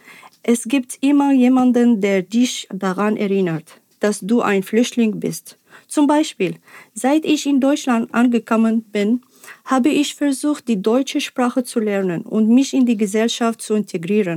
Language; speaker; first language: German; non-native, fluent; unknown